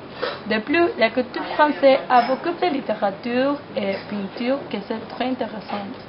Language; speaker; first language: French; non-native, learner; Spanish